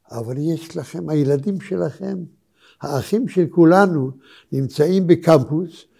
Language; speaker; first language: Hebrew; early bilingual, other home language; Polish